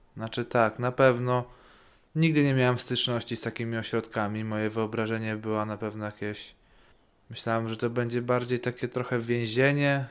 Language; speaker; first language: Polish; early bilingual, heritage; Polish